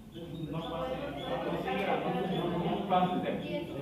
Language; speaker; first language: Spanish; native; Spanish